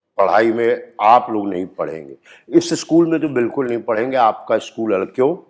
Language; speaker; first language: Hindi; native; Hindi